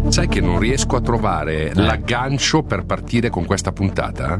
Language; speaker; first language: Italian; native; Italian